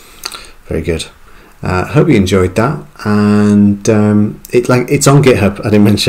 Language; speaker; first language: English; native; English